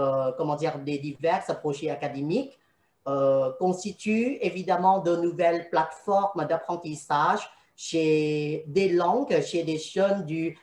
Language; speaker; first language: French; non-native, fluent; Thai